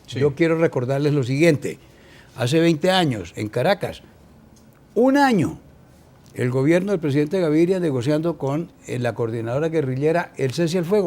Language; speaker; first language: Spanish; native; Spanish